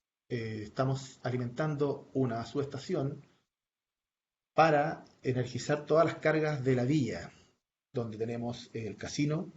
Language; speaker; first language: Spanish; native; Spanish